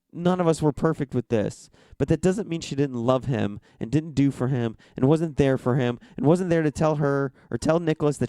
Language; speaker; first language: English; native; English